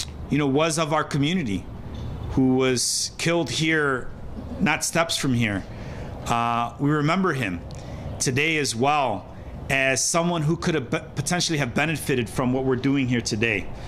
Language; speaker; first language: English; early bilingual, other home language; Spanish